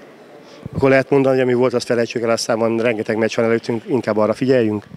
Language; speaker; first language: Hungarian; native; Hungarian